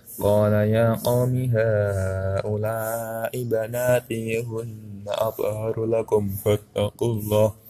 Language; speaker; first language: Arabic; non-native, learner; Javanese